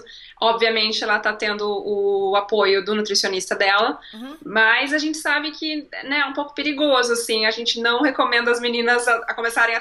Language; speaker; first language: Portuguese; native; Portuguese